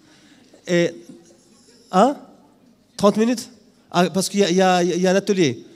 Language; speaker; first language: French; non-native, local second language; Arabic